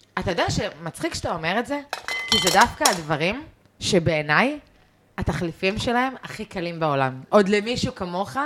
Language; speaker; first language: Hebrew; early bilingual, other home language; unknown